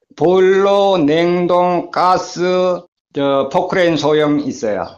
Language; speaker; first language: Korean; native; Korean